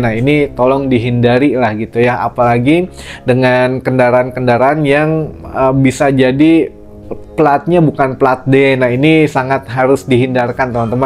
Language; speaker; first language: Indonesian; native; Indonesian